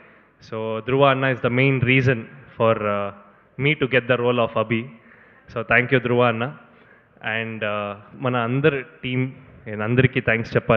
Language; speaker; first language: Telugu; non-native, learner; Kannada